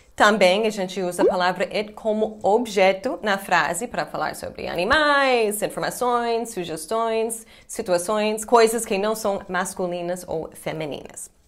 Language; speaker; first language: Portuguese; non-native, fluent; English